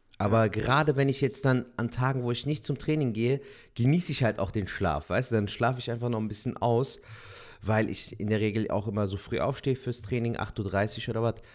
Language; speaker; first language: German; early bilingual, other home language; Turkish